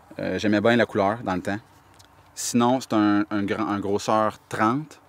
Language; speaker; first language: French; native; French